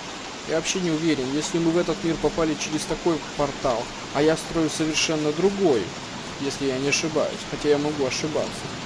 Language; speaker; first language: Russian; native; Russian